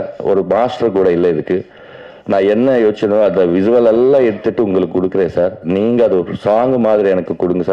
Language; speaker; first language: Tamil; non-native, learner; Telugu